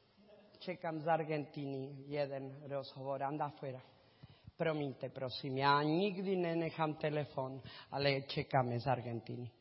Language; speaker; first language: Czech; non-native, learner; Spanish